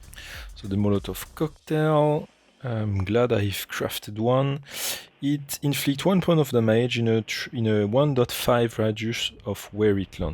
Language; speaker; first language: English; non-native, fluent; French